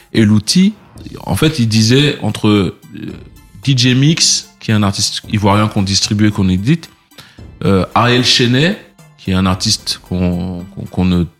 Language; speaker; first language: French; native; French